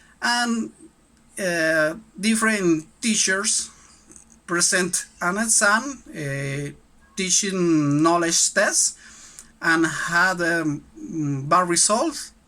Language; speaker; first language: English; non-native, learner; Spanish